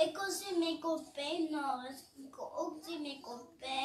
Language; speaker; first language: Dutch; non-native, learner; French